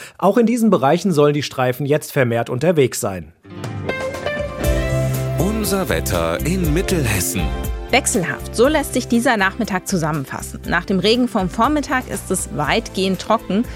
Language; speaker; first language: German; native; German